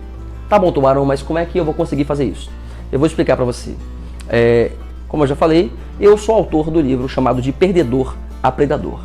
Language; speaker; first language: Portuguese; native; Portuguese